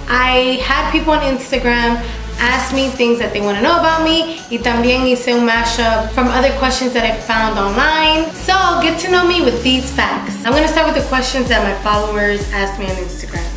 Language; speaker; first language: English; early bilingual, other home language; Spanish